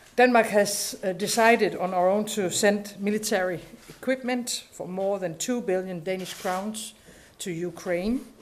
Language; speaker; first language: English; non-native, fluent; Danish